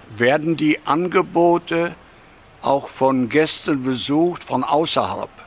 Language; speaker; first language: German; native; German